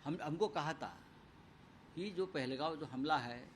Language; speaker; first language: Hindi; non-native, local second language; Marathi